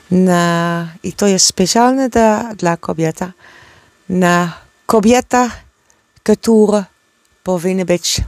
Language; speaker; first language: Polish; non-native, learner; Dutch